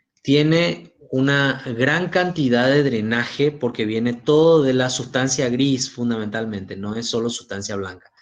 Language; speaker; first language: Spanish; native; Spanish